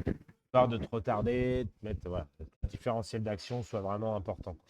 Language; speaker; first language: French; native; French